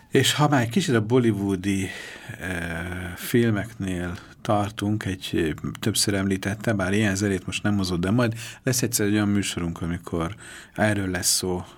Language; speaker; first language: Hungarian; native; Hungarian